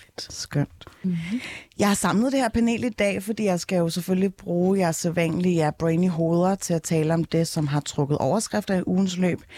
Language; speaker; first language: Danish; early bilingual, other home language; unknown